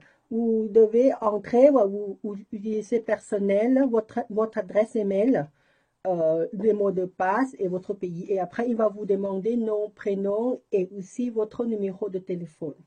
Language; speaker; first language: French; non-native, learner; Thai